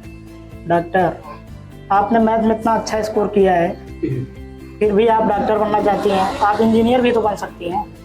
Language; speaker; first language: Hindi; native; Hindi